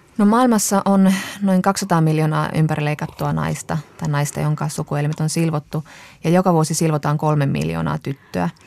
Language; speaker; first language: Finnish; native; Finnish